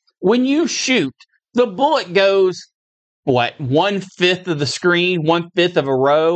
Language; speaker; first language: English; native; English